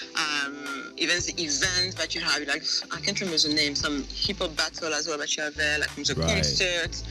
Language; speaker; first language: English; non-native, fluent; French